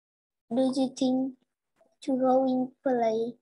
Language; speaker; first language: English; non-native, learner; Vietnamese